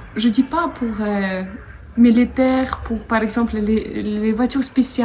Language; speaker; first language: French; non-native, fluent; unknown